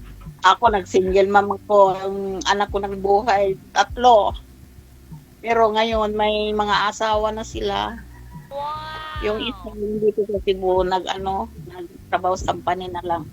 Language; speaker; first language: Filipino; non-native, local second language; Chavacano